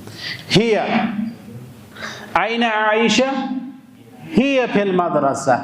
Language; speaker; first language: Arabic; non-native, fluent; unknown